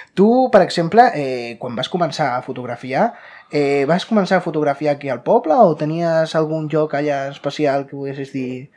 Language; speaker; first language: Catalan; non-native, local second language; Spanish